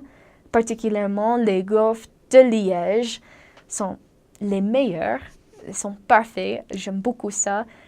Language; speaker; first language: French; non-native, fluent; English